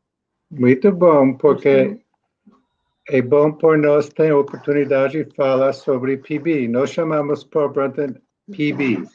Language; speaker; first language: Portuguese; non-native, learner; English